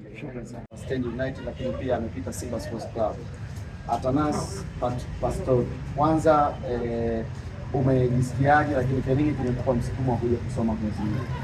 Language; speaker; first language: Swahili; native; Swahili